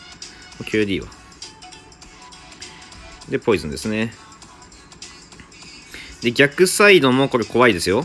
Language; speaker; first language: Japanese; native; Japanese